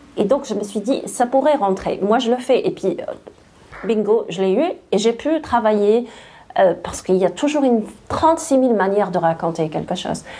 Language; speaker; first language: French; non-native, local second language; Arabic